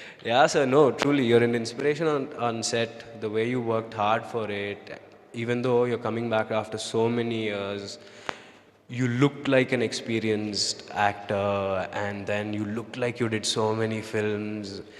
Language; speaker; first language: English; non-native, local second language; Telugu